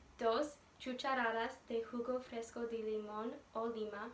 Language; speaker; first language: Spanish; non-native, learner; English